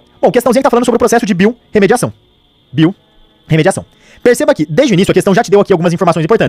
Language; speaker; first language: Portuguese; native; Portuguese